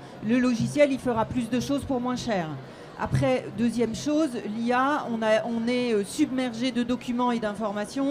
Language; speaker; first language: French; native; French